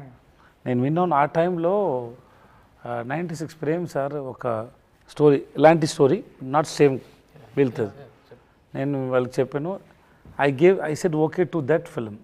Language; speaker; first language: Telugu; non-native, local second language; Tamil